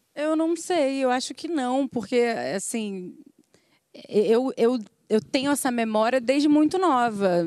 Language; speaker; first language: Portuguese; native; Portuguese